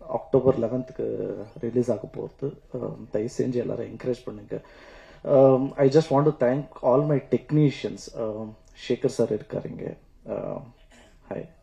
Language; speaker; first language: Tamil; non-native, learner; Kannada